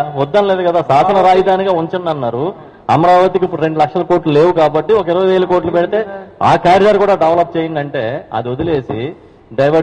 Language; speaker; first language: Telugu; native; Telugu